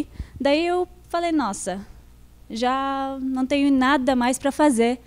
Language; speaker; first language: Portuguese; non-native, fluent; Arabic